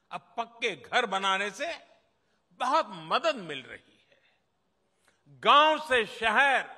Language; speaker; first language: Hindi; non-native, local second language; Gujarati